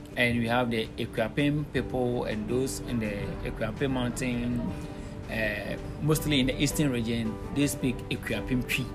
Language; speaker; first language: English; non-native, local second language; Akan